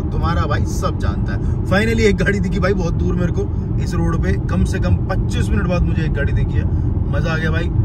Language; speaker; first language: Hindi; native; Hindi